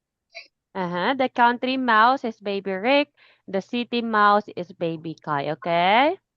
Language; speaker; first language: English; non-native, local second language; Cebuano